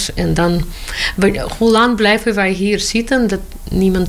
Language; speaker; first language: Dutch; non-native, learner; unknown